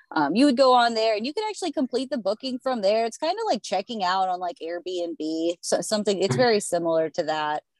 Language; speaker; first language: English; native; English